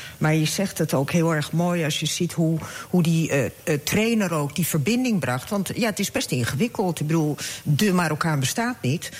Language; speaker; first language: Dutch; early bilingual, other home language; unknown